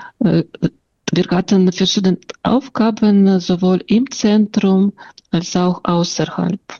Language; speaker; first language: German; non-native, fluent; Russian